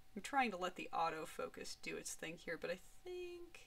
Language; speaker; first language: English; native; English